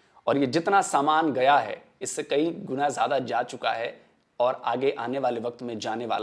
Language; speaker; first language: Hindi; native; Hindi